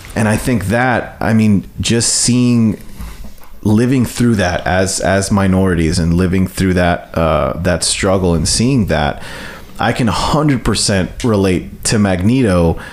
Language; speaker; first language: English; native; English